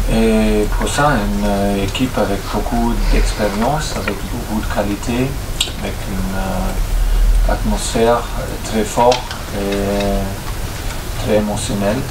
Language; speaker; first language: French; non-native, fluent; German